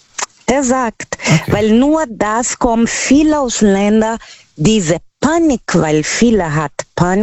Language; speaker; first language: German; non-native, learner; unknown